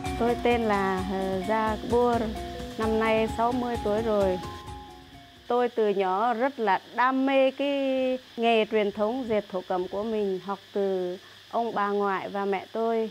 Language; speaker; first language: Vietnamese; non-native, local second language; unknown